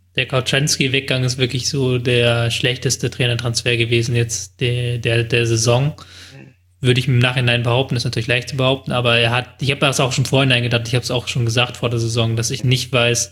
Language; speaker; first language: German; native; German